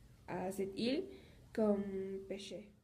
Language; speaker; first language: French; non-native, learner; Spanish